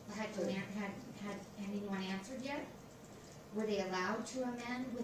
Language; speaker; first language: English; native; English